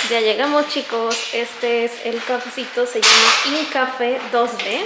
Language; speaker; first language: Spanish; native; Spanish